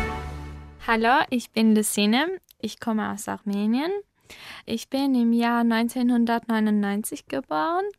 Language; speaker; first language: German; non-native, learner; Armenian